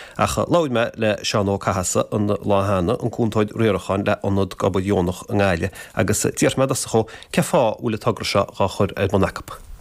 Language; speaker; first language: Irish; native; Irish